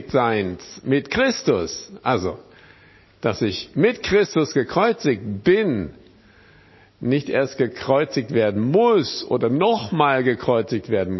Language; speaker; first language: German; non-native, fluent; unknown